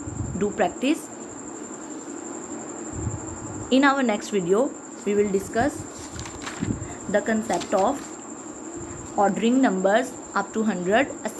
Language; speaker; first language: English; non-native, local second language; Urdu